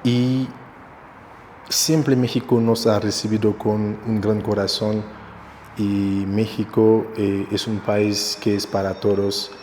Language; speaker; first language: Spanish; non-native, local second language; Haitian Creole